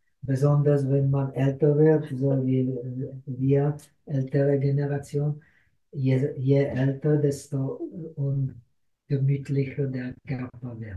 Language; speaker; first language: German; non-native, fluent; Czech